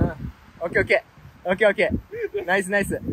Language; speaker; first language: Japanese; native; Japanese